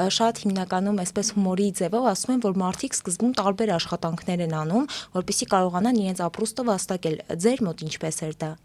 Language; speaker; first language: Armenian; native; Armenian